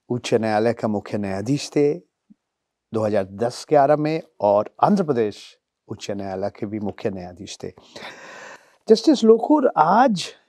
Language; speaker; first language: Hindi; non-native, local second language; Bangla